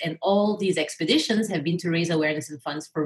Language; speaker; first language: English; non-native, local second language; French